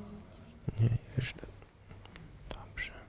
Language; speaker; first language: Polish; non-native, learner; German